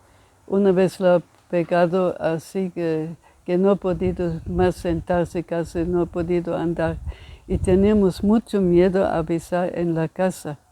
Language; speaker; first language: Spanish; non-native, fluent; German